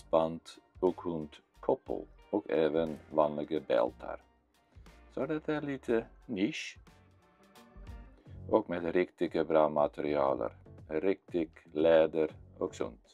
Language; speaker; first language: Swedish; non-native, fluent; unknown